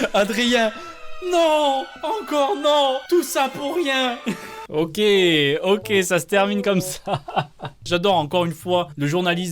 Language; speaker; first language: French; native; French